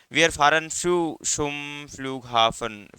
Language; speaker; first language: German; non-native, fluent; Hindi